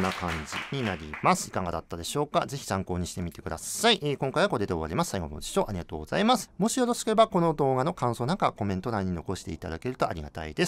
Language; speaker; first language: Japanese; native; Japanese